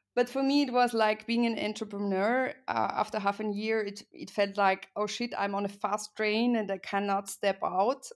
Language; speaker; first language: English; non-native, fluent; German